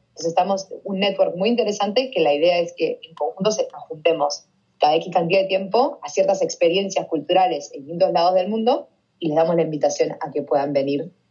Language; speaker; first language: Spanish; native; Spanish